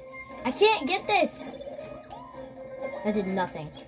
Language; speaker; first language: English; native; English